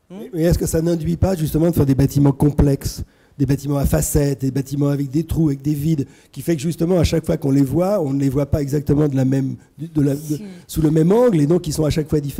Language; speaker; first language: French; native; French